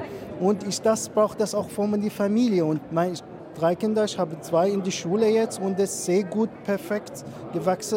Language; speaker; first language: German; non-native, learner; Arabic